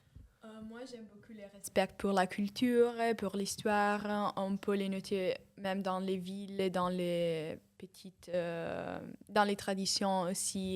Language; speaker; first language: French; non-native, fluent; Italian